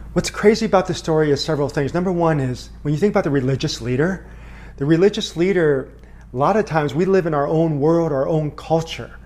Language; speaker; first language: English; early bilingual, other home language; Korean